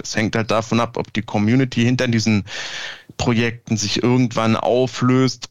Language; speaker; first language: German; native; German